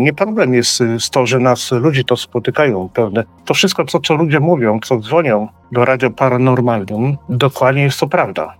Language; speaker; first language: Polish; early bilingual, heritage; Polish